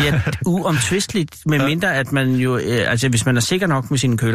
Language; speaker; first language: Danish; native; Danish